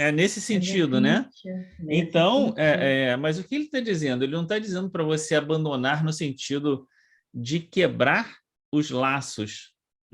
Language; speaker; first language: Portuguese; native; Portuguese